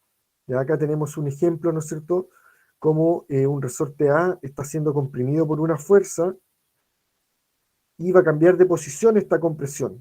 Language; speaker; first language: Spanish; native; Spanish